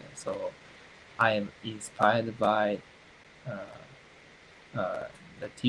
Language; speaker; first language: English; non-native, learner; Japanese